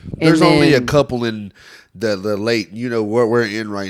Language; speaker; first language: English; native; English